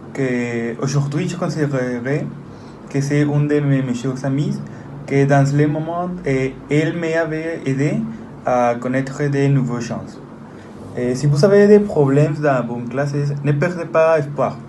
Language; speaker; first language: French; non-native, learner; Spanish